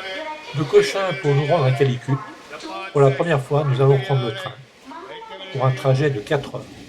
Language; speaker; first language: French; native; French